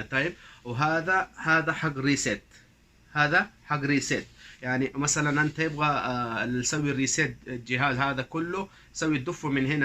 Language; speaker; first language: Arabic; non-native, learner; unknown